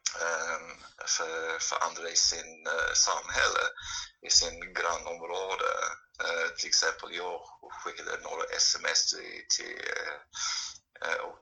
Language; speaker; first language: Swedish; non-native, fluent; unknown